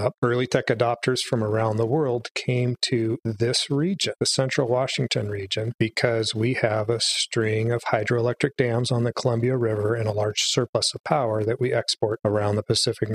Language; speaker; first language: English; native; English